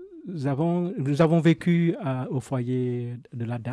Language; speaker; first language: French; non-native, fluent; Vietnamese